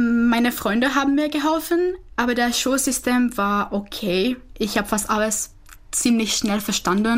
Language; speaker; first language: German; non-native, fluent; Czech